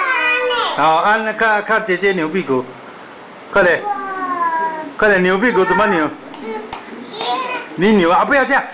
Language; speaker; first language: Chinese; native; Chinese